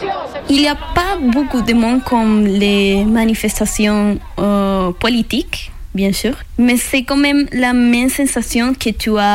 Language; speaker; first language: French; non-native, learner; Spanish